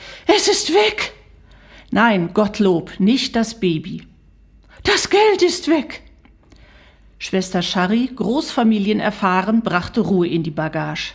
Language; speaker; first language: German; native; German